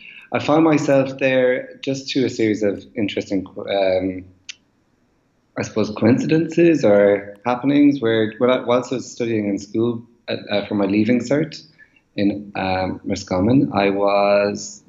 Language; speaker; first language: English; native; English